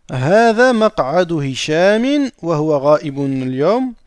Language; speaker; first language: Arabic; non-native, fluent; French